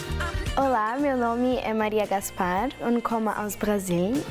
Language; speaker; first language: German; non-native, fluent; Portuguese